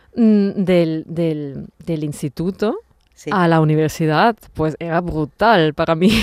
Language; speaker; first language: Spanish; non-native, fluent; German